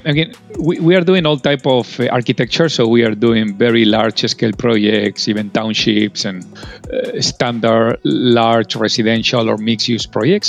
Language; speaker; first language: English; non-native, fluent; Spanish